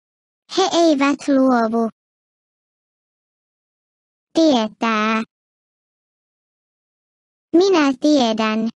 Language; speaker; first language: Finnish; non-native, fluent; Turkish